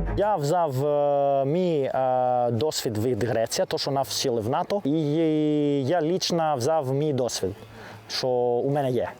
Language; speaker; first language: Ukrainian; non-native, learner; Greek